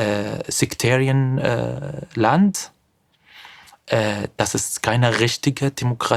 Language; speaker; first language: German; non-native, fluent; Arabic